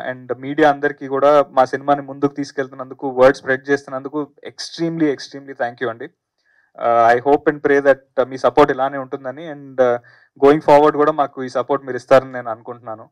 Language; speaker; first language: Telugu; native; Telugu